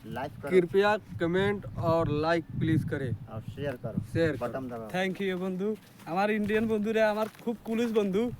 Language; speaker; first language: Hindi; non-native, learner; Bangla